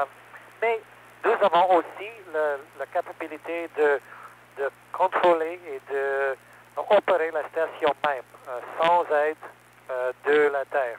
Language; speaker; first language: French; non-native, learner; English